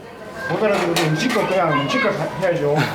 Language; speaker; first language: Korean; native; Korean